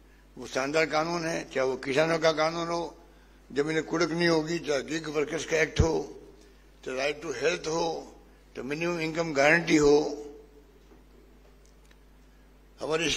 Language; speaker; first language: Hindi; native; Hindi